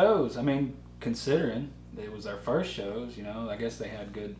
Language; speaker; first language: English; native; English